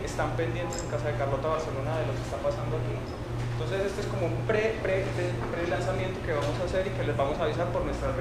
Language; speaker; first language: Spanish; native; Spanish